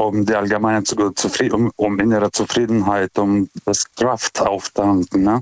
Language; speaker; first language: German; non-native, fluent; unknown